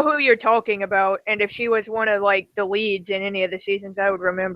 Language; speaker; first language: English; native; English